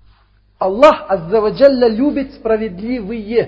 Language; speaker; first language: Russian; non-native, learner; Uzbek